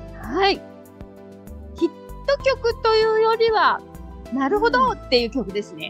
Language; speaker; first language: Japanese; native; Japanese